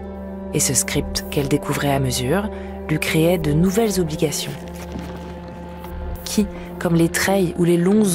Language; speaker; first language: French; native; French